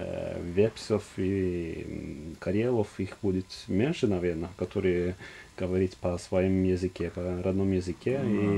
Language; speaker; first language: Russian; non-native, fluent; Norwegian